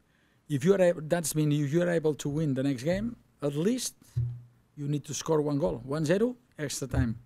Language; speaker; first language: English; non-native, learner; Catalan